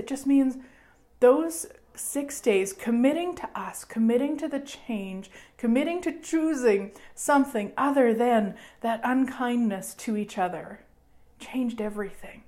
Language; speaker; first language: English; native; English